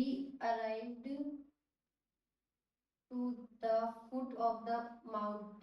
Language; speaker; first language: English; non-native, learner; Hindi